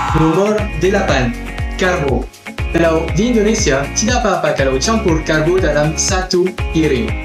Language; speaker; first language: Indonesian; non-native, fluent; French